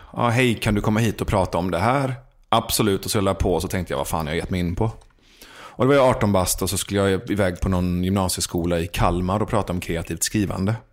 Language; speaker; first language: Swedish; early bilingual, other home language; Persian